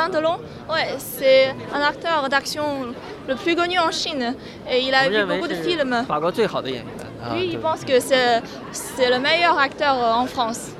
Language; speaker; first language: French; non-native, fluent; Chinese